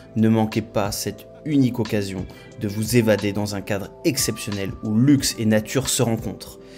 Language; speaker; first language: French; native; French